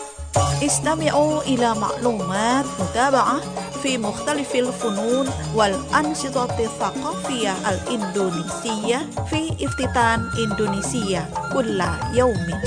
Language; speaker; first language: Arabic; non-native, fluent; Indonesian